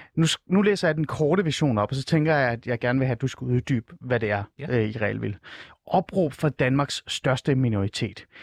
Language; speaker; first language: Danish; early bilingual, other home language; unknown